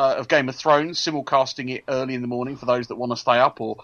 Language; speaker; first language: English; native; English